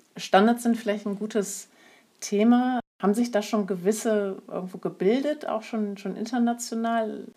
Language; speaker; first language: German; native; German